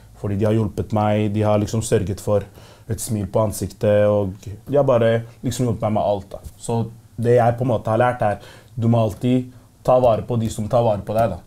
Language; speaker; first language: Norwegian; early bilingual, other home language; Arabic